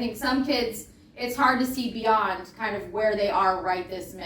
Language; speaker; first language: English; native; English